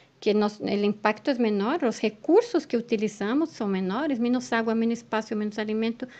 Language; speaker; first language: Spanish; non-native, fluent; Portuguese